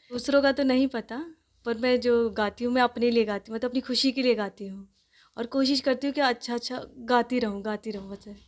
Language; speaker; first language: Hindi; native; Hindi